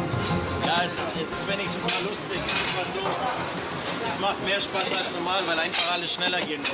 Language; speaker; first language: German; native; German